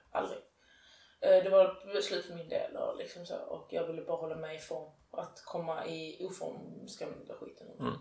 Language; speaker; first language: Swedish; early bilingual, other home language; Persian